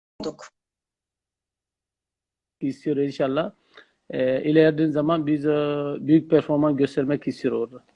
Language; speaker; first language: Turkish; non-native, learner; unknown